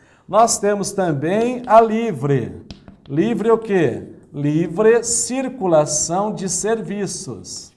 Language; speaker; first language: Portuguese; native; Portuguese